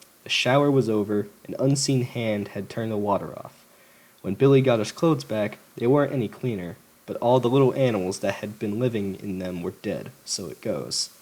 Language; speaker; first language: English; native; English